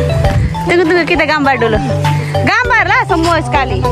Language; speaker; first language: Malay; non-native, learner; Nepali